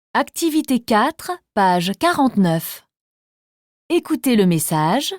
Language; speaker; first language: French; native; French